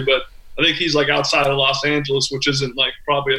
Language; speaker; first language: English; native; English